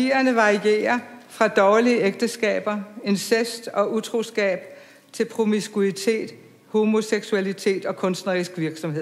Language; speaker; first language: Danish; native; Danish